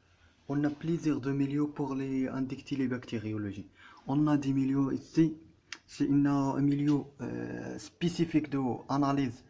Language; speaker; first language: French; non-native, learner; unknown